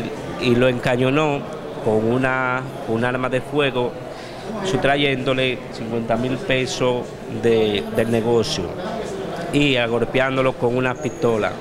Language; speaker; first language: Spanish; native; Spanish